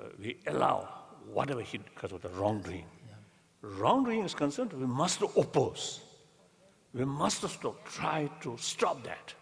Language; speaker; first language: English; non-native, learner; Tibetan